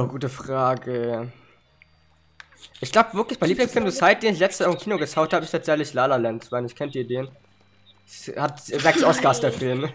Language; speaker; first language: German; native; German